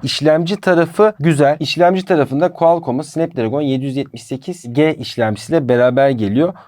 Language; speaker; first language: Turkish; native; Turkish